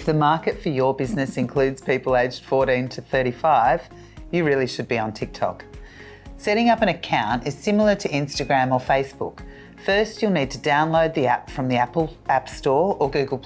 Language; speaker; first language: English; native; English